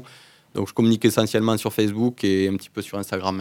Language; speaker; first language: French; native; French